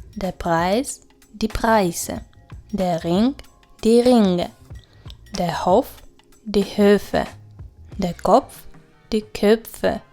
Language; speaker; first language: German; non-native, fluent; Ukrainian